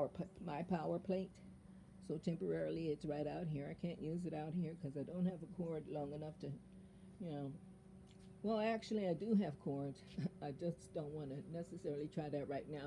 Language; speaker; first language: English; native; English